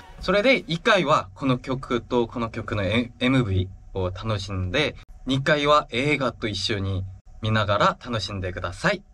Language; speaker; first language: Japanese; non-native, fluent; Korean